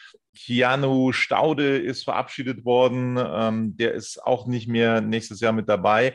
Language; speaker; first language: German; native; German